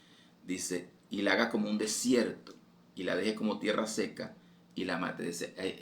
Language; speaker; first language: Spanish; native; Spanish